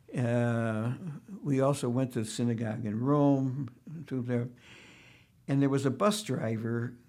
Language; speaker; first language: English; early bilingual, other home language; Yiddish